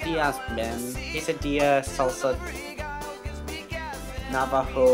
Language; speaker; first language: Spanish; non-native, learner; English